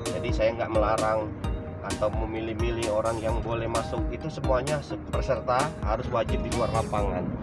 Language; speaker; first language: Indonesian; native; Indonesian